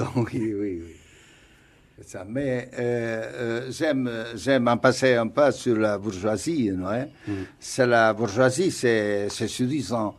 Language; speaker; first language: French; non-native, fluent; Portuguese